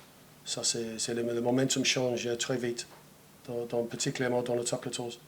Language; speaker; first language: French; non-native, fluent; English